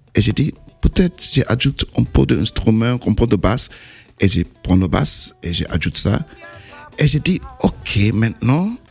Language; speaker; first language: French; non-native, learner; English